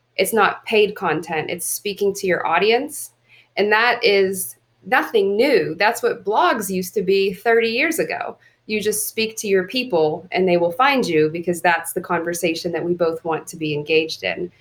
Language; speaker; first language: English; native; English